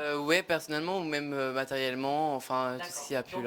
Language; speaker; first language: French; native; French